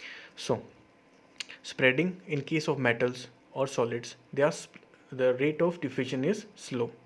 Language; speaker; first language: English; non-native, local second language; Hindi